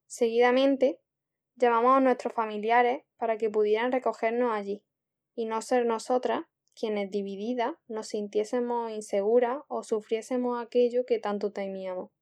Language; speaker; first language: Spanish; native; Spanish